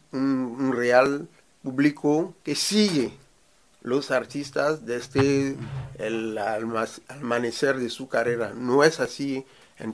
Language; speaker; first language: Spanish; non-native, learner; Ewe